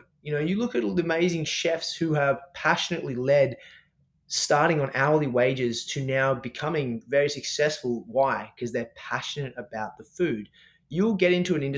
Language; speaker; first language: English; native; English